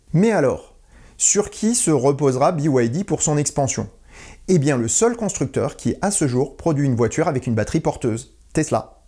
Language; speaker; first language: French; native; French